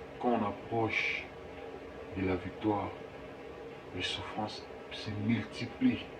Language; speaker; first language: French; non-native, local second language; Lingala